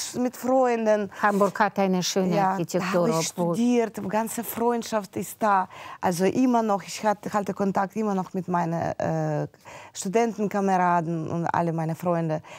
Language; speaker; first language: German; non-native, fluent; Russian